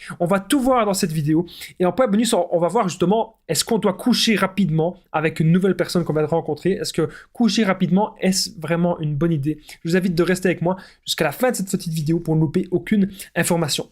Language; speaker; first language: French; native; French